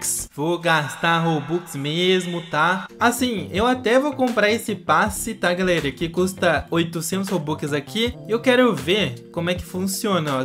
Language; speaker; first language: Portuguese; native; Portuguese